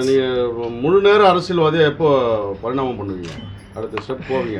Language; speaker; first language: Tamil; native; Tamil